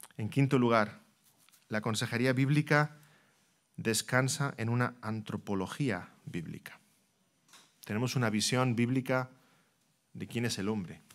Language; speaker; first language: Spanish; native; Spanish